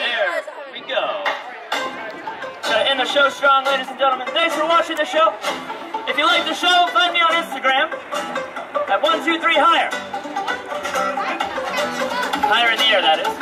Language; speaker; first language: English; native; English